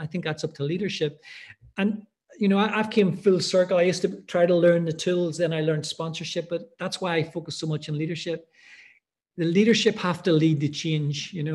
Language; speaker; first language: English; native; English